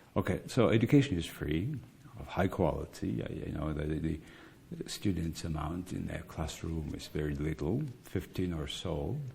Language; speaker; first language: English; non-native, fluent; Mongolian